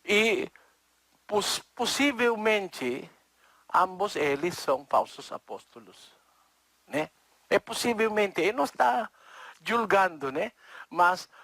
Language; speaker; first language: Portuguese; non-native, learner; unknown